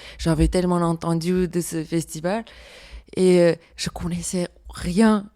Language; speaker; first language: French; non-native, fluent; Armenian